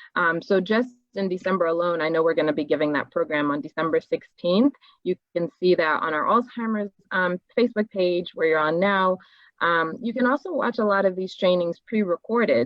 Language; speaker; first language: English; native; English